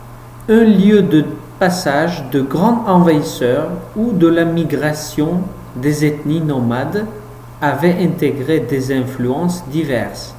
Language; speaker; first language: French; non-native, fluent; Uzbek